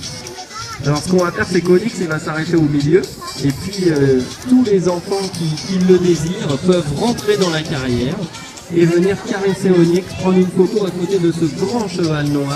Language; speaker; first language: French; native; French